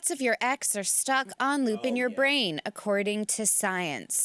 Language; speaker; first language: English; native; English